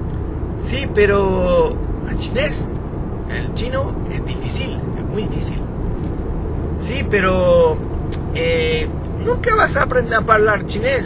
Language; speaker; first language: Spanish; non-native, fluent; French